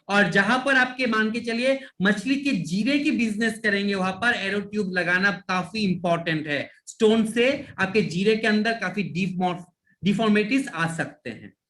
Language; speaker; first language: Hindi; non-native, local second language; Bangla